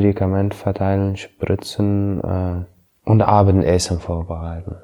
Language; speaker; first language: German; non-native, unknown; Arabic